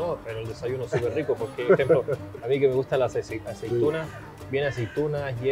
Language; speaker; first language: Spanish; native; Spanish